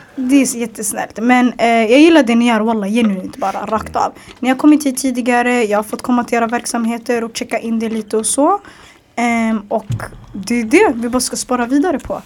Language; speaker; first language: Swedish; early bilingual, other home language; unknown